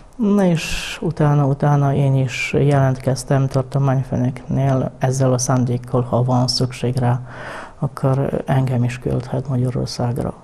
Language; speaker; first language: Hungarian; non-native, fluent; Polish